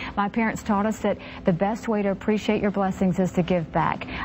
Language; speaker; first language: English; native; English